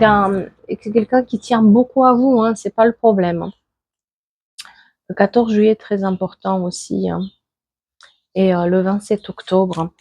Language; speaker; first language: French; native; French